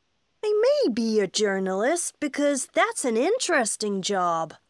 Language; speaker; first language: English; non-native, learner; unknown